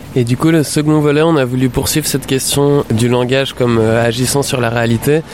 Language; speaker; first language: French; native; French